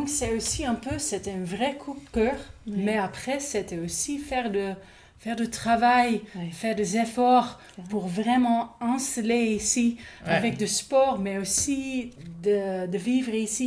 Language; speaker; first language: French; non-native, learner; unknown